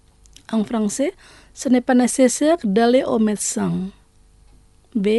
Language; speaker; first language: French; non-native, fluent; Indonesian